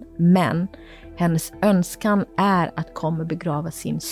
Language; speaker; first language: Swedish; non-native, fluent; Kurdish